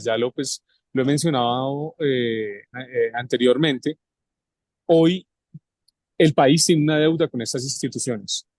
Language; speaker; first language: Spanish; native; Spanish